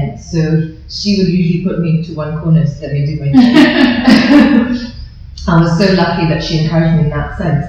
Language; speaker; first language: English; native; English